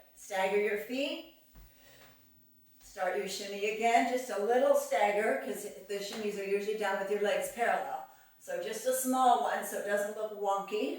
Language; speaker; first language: English; native; English